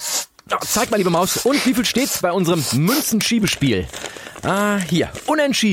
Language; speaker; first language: German; native; German